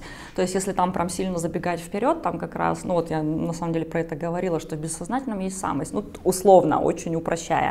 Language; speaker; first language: Russian; native; Russian